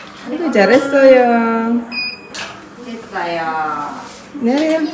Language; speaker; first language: Korean; non-native, learner; Filipino